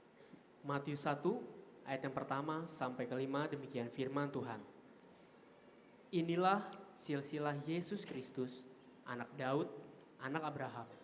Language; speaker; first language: Indonesian; native; Indonesian